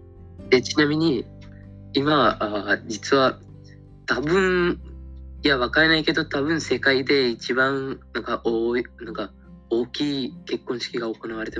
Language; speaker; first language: Japanese; non-native, fluent; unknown